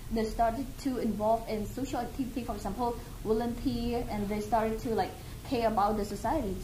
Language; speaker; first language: English; non-native, fluent; Khmer